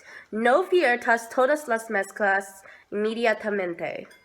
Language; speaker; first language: Spanish; non-native, learner; English